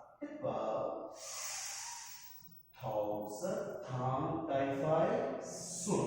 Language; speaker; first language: Vietnamese; non-native, learner; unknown